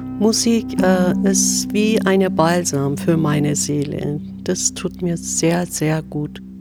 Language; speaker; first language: German; non-native, fluent; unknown